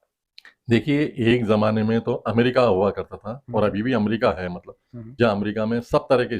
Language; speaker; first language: Hindi; native; Hindi